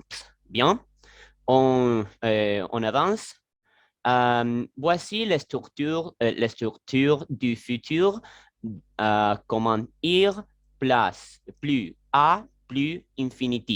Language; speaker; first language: French; non-native, learner; Spanish